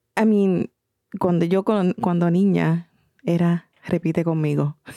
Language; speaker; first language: Spanish; early bilingual, heritage; Spanish